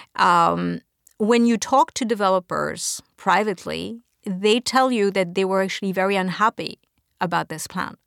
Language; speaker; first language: English; non-native, fluent; French